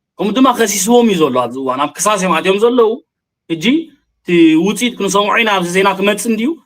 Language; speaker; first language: Tigrinya; early bilingual, heritage; Tigrinya